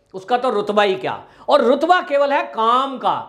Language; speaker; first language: Hindi; native; Hindi